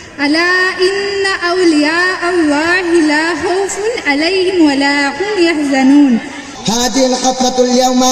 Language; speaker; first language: Arabic; non-native, learner; Bangla